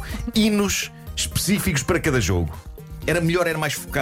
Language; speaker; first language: Portuguese; native; Portuguese